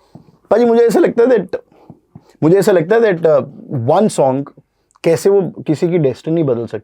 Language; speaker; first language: Hindi; native; Hindi